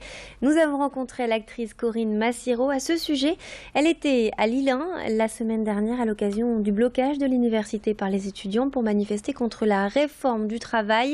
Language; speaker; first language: French; native; French